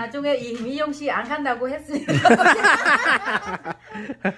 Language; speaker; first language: Korean; non-native, learner; Vietnamese